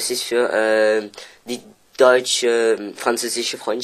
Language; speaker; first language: German; non-native, learner; French